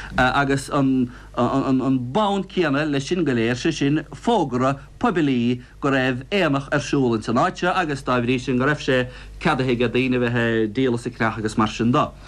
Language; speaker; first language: Irish; native; Irish